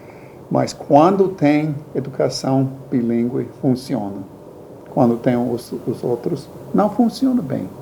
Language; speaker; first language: Portuguese; non-native, learner; English